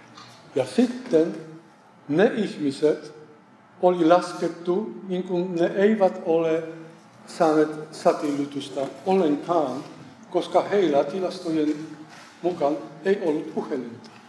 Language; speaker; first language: Finnish; non-native, fluent; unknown